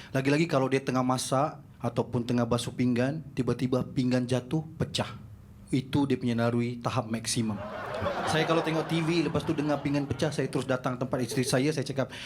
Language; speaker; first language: Malay; native; Malay